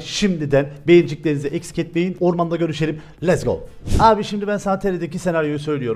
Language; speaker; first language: Turkish; native; Turkish